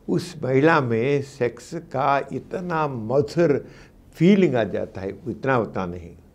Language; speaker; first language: Hindi; non-native, local second language; Telugu